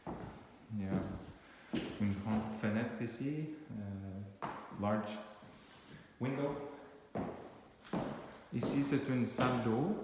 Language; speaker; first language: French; non-native, fluent; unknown